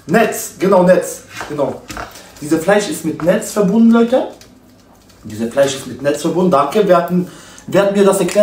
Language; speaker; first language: German; non-native, learner; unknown